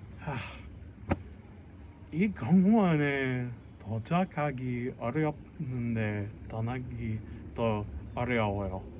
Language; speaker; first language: Korean; non-native, learner; English